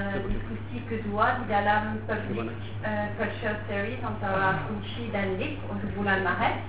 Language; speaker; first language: Indonesian; non-native, fluent; French